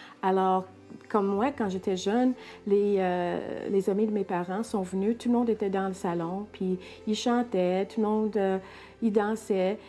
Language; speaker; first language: French; non-native, local second language; English